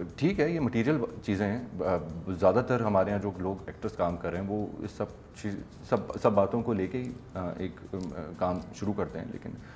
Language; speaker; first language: Urdu; native; Urdu